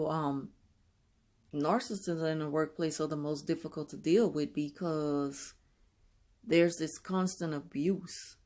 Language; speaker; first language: English; native; English